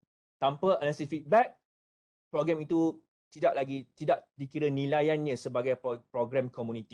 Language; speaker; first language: Malay; native; Malay